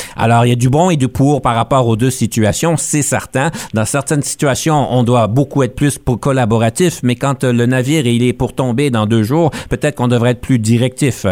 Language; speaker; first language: French; native; French